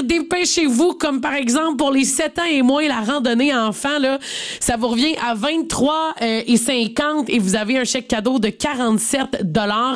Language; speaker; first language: French; native; French